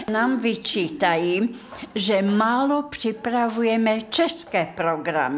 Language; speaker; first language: Czech; non-native, fluent; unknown